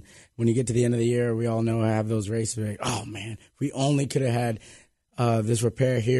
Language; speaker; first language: English; native; English